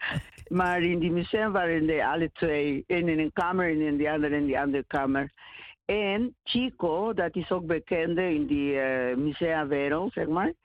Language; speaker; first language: Dutch; non-native, learner; Spanish